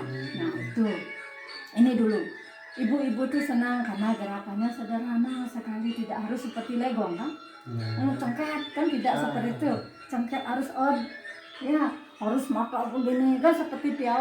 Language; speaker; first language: Indonesian; non-native, local second language; Balinese